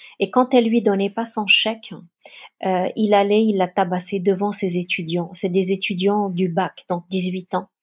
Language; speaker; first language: French; non-native, local second language; Kabyle